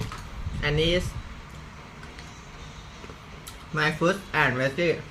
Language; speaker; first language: English; non-native, learner; Thai